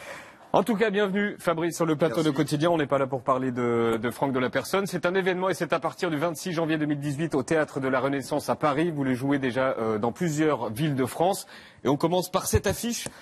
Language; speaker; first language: French; native; French